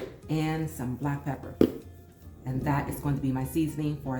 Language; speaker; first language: English; native; English